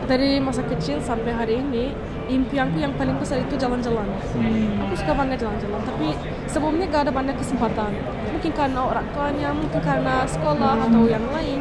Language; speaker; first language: Indonesian; non-native, fluent; Turkish